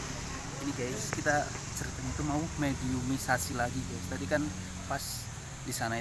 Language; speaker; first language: Indonesian; native; Indonesian